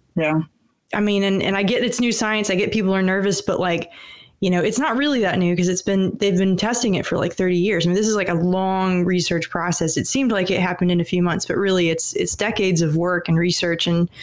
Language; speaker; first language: English; native; English